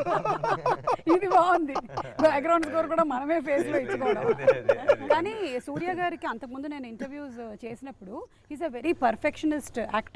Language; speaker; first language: Telugu; native; Telugu